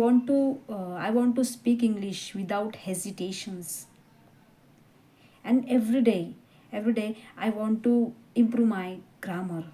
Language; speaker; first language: English; non-native, learner; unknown